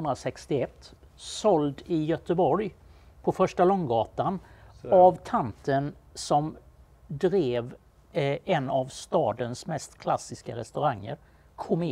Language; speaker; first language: Swedish; native; Swedish